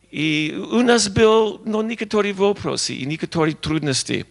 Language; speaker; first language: Russian; non-native, learner; English